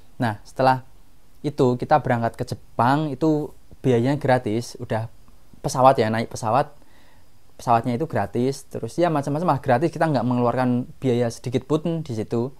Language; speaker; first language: Indonesian; non-native, local second language; Javanese